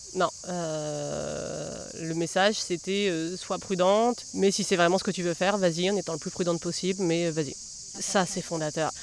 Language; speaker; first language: French; native; French